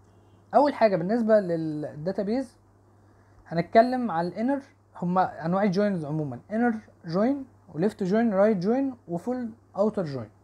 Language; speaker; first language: Arabic; native; Arabic